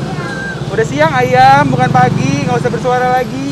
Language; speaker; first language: Indonesian; native; Indonesian